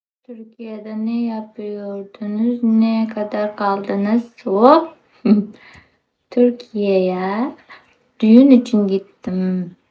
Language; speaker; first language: Turkish; non-native, learner; Uzbek